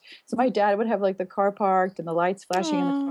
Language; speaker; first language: English; native; English